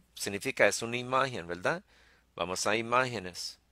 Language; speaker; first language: Spanish; early bilingual, heritage; Spanish